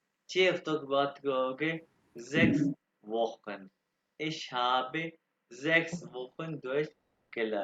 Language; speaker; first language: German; non-native, learner; Urdu